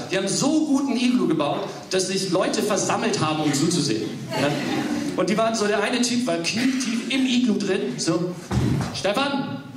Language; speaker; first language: German; early bilingual, other home language; English